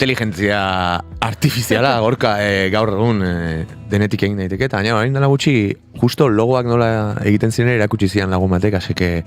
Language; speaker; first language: Basque; native; Basque